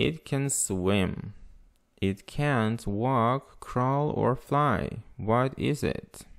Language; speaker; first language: English; non-native, fluent; Russian